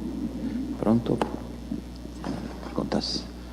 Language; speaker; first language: Spanish; non-native, learner; Portuguese